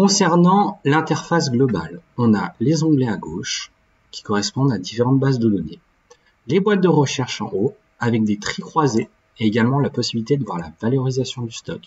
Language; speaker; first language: French; native; French